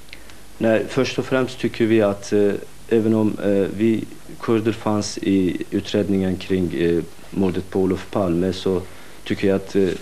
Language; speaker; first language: Swedish; non-native, fluent; Kurdish